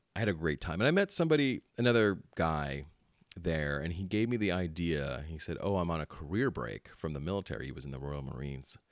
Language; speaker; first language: English; early bilingual, other home language; Filipino